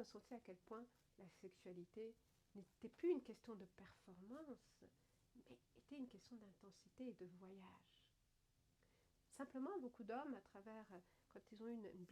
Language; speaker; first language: French; native; French